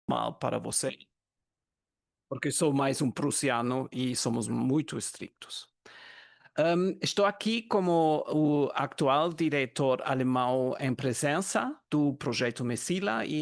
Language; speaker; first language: Portuguese; non-native, learner; German